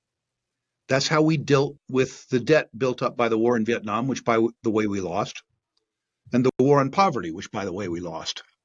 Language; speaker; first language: English; native; English